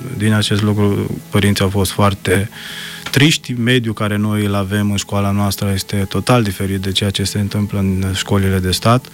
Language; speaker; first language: Romanian; early bilingual, heritage; Romanian